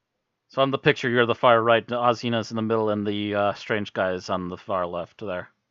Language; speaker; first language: English; native; English